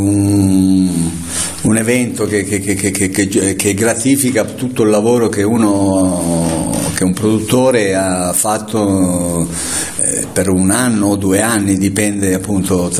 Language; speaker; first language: Italian; native; Italian